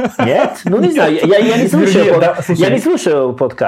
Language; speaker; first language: Russian; non-native, learner; Italian